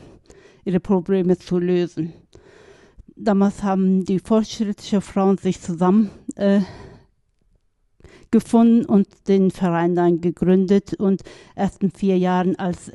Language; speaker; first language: German; non-native, fluent; Turkish